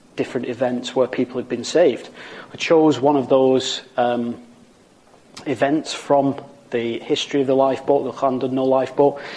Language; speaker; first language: English; native; English